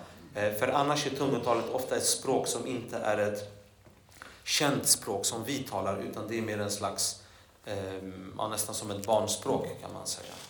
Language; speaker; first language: Swedish; non-native, fluent; Polish